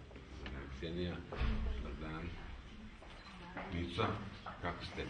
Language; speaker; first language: Bosnian; native; Bosnian